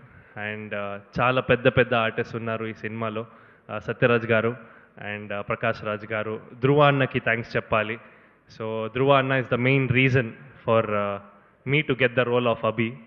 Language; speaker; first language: Telugu; non-native, learner; Kannada